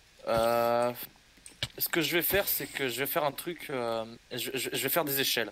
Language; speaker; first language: French; native; French